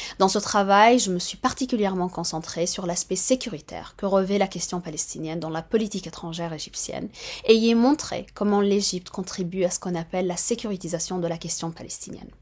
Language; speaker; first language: French; non-native, fluent; Arabic